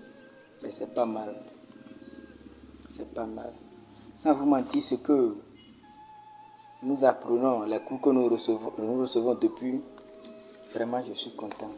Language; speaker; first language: French; non-native, local second language; Fon